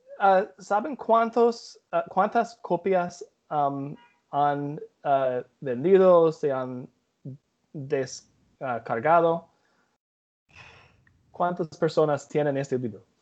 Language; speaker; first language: Spanish; non-native, learner; English